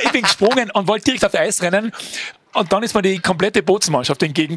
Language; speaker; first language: German; native; German